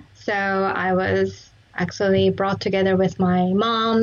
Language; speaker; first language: English; non-native, fluent; Japanese